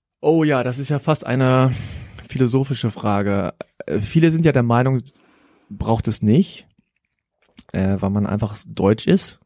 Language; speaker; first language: German; early bilingual, other home language; Korean